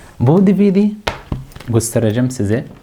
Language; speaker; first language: Turkish; non-native, fluent; Arabic